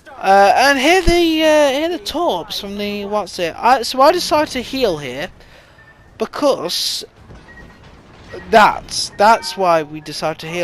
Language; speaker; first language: English; native; English